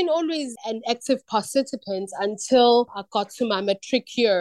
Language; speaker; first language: English; non-native, local second language; Zulu